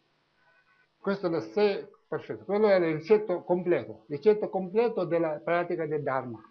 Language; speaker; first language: Italian; non-native, learner; Tibetan